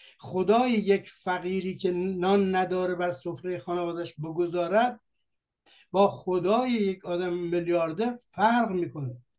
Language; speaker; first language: Persian; native; Persian